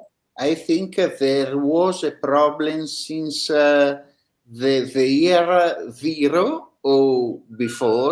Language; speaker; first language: English; non-native, learner; Italian